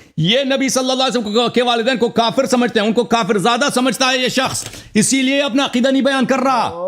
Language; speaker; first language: Urdu; non-native, fluent; Persian